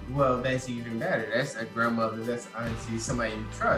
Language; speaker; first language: English; native; English